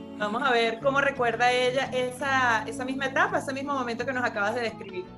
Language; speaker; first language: Spanish; native; Spanish